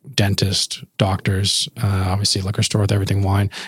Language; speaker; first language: English; native; English